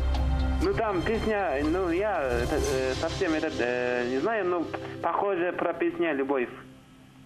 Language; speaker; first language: Russian; non-native, local second language; Kazakh